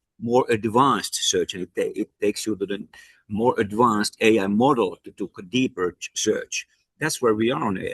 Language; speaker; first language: English; non-native, fluent; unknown